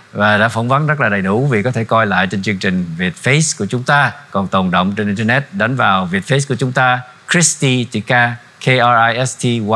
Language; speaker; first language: Vietnamese; native; Vietnamese